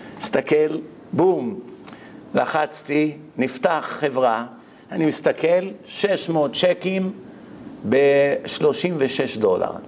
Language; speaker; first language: Hebrew; native; Hebrew